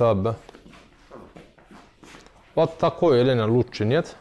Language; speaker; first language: Russian; non-native, learner; Turkish